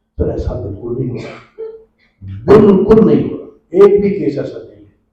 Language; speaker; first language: Urdu; non-native, local second language; Punjabi